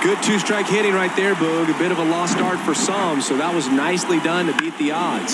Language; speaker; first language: English; native; English